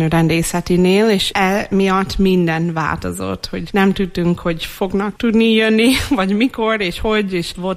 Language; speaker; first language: Hungarian; non-native, fluent; English